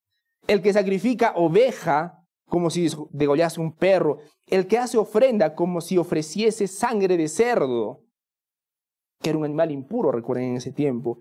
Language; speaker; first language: Spanish; native; Spanish